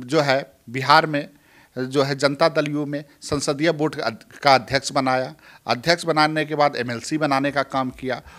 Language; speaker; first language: Hindi; native; Hindi